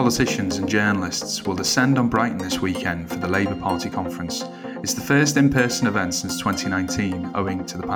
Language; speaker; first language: English; native; English